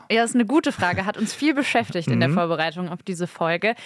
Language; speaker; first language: German; native; German